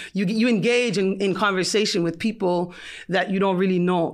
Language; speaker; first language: English; non-native, fluent; French